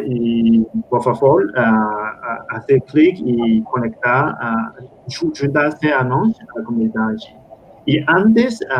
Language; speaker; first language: Portuguese; non-native, fluent; Spanish